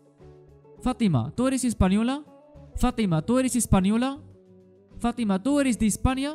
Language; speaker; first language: Spanish; non-native, fluent; Arabic